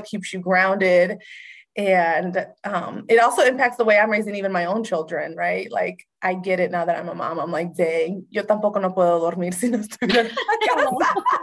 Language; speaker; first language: English; early bilingual, other home language; Spanish